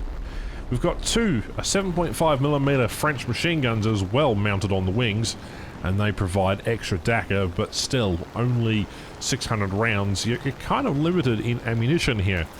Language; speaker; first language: English; native; English